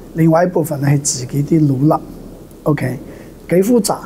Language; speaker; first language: Cantonese; non-native, fluent; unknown